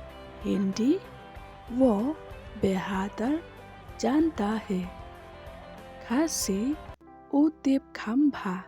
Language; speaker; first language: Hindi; non-native, local second language; Khasi